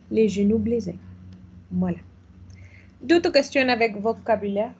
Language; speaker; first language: French; non-native, fluent; Spanish